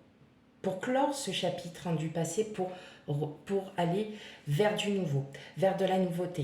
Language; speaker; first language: French; native; French